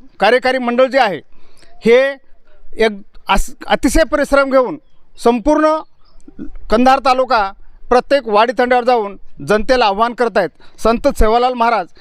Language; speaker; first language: Marathi; native; Marathi